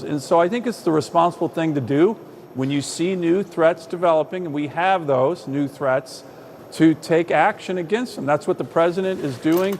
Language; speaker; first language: English; native; English